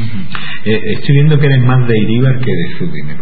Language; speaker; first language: Spanish; native; Spanish